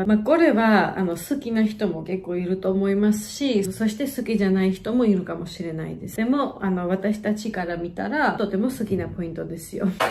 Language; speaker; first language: Japanese; non-native, fluent; Georgian